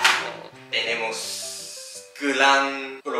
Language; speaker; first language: Spanish; non-native, learner; Japanese